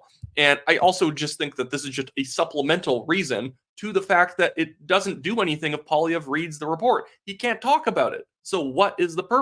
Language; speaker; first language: English; native; English